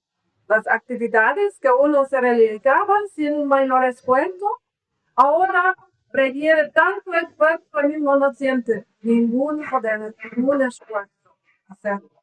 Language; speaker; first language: Spanish; non-native, learner; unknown